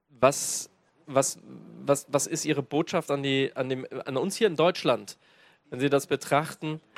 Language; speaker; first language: German; native; German